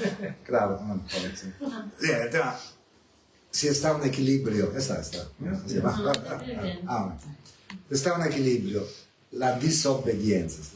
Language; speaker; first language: Spanish; non-native, learner; Italian